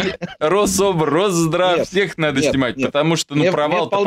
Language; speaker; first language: Russian; native; Russian